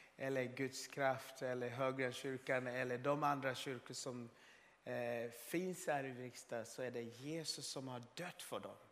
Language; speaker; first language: Swedish; non-native, fluent; Swahili